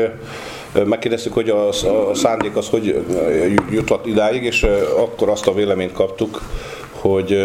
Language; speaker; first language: Hungarian; native; Hungarian